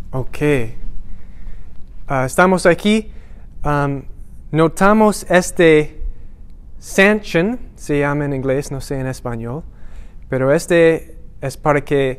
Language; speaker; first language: Spanish; non-native, learner; English